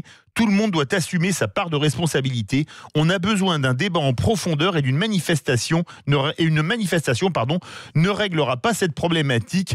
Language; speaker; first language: French; native; French